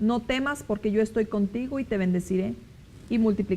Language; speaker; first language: Spanish; native; Spanish